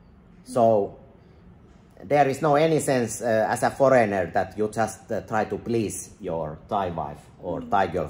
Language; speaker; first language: English; non-native, fluent; Finnish